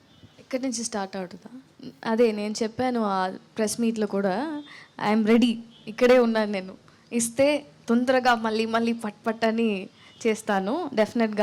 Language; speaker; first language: Telugu; non-native, learner; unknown